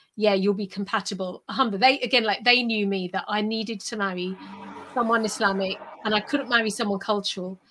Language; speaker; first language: English; early bilingual, other home language; Urdu